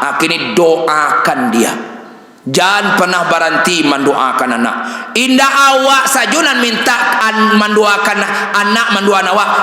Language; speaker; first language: Malay; non-native, local second language; Minangkabau